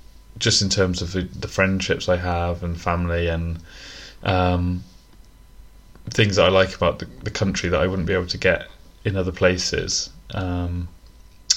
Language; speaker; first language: English; native; English